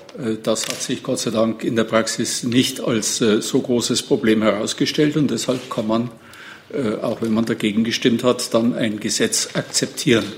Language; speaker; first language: German; native; German